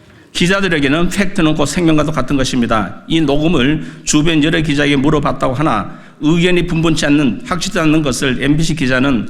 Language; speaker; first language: Korean; native; Korean